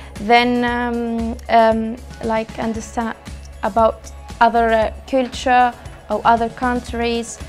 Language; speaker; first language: English; non-native, learner; Arabic